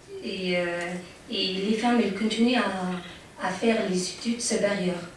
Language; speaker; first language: French; non-native, fluent; Arabic